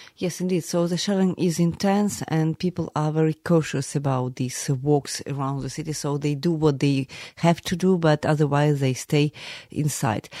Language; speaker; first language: English; non-native, fluent; Ukrainian